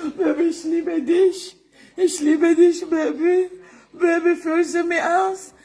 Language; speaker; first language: German; non-native, learner; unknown